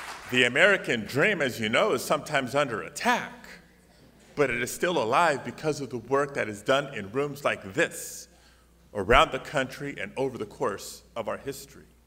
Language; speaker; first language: English; early bilingual, other home language; Spanish